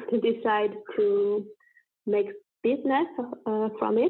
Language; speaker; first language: English; non-native, fluent; French